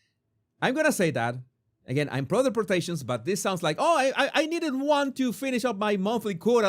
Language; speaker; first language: English; non-native, fluent; Spanish